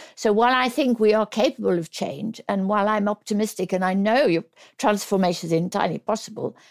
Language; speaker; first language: English; native; English